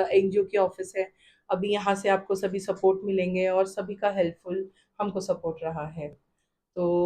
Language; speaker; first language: Hindi; non-native, local second language; Gujarati